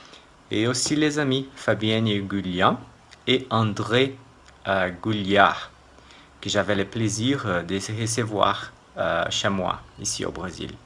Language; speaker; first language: French; non-native, fluent; Portuguese